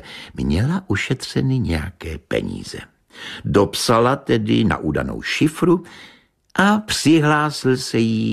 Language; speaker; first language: Czech; native; Czech